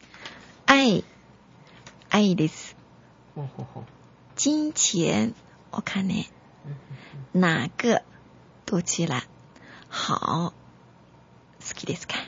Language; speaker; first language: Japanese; non-native, fluent; Chinese